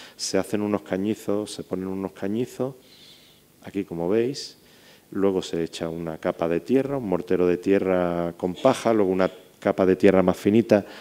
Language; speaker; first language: Spanish; native; Spanish